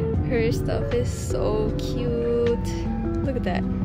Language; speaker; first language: English; early bilingual, other home language; Spanish